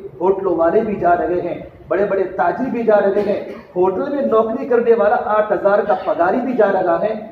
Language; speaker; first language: Urdu; non-native, local second language; Gujarati